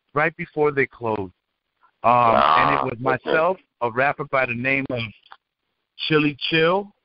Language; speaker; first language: English; native; English